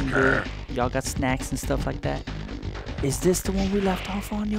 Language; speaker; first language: English; native; English